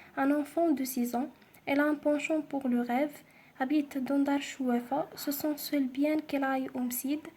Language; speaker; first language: French; non-native, local second language; Arabic